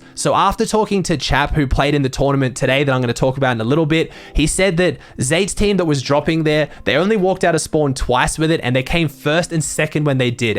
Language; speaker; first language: English; native; English